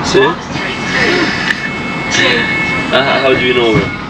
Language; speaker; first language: English; non-native, fluent; Italian